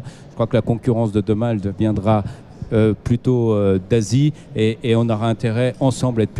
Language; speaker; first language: French; native; French